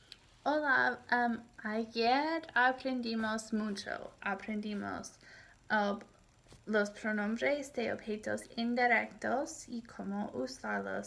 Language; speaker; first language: Spanish; non-native, fluent; English